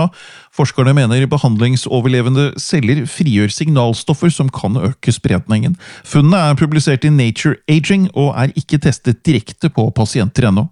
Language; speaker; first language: Norwegian; native; Norwegian